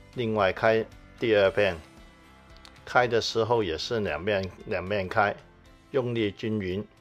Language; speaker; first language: Chinese; non-native, local second language; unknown